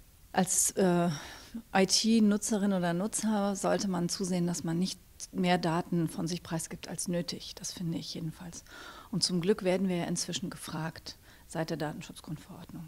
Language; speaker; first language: German; native; German